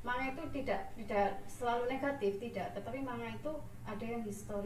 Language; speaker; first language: Indonesian; native; Indonesian